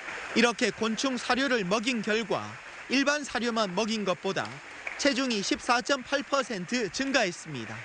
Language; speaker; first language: Korean; native; Korean